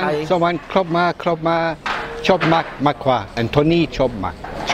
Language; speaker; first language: Thai; non-native, learner; English